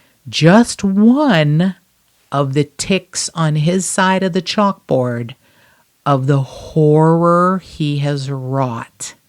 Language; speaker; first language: English; native; English